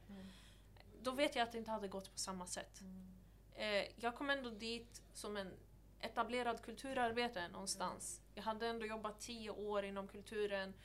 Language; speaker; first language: Swedish; early bilingual, other home language; Persian